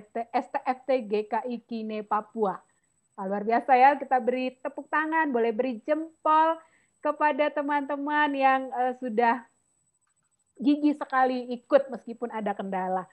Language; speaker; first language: Indonesian; native; Indonesian